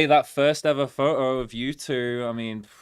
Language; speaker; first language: English; native; English